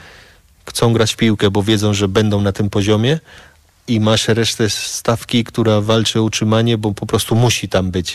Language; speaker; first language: Polish; early bilingual, heritage; Polish